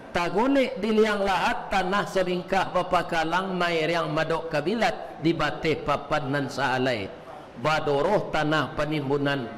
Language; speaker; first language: Malay; non-native, local second language; Minangkabau